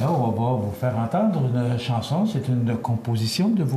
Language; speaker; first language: French; native; French